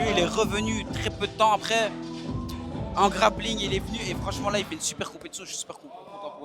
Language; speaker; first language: French; native; French